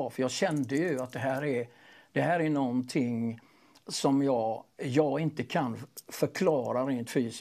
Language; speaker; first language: Swedish; native; Swedish